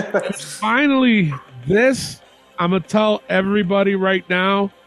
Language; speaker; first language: English; native; English